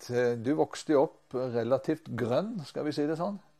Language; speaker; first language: Norwegian; native; Norwegian